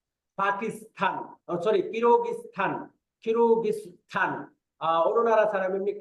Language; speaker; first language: Korean; non-native, fluent; Bangla